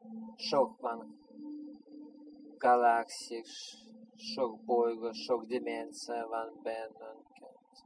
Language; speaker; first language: Hungarian; non-native, fluent; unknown